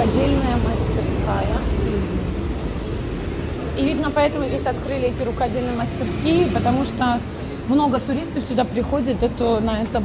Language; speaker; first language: Russian; native; Russian